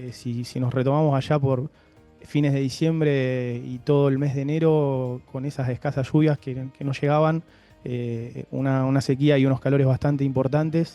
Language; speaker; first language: Spanish; native; Spanish